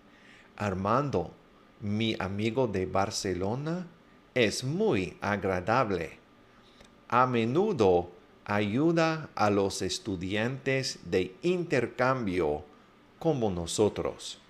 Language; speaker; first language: Spanish; non-native, fluent; English